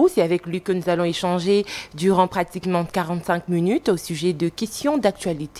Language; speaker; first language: French; non-native, local second language; Lingala